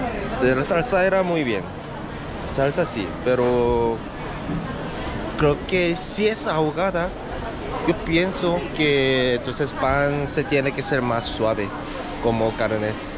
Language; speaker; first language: Spanish; non-native, learner; Korean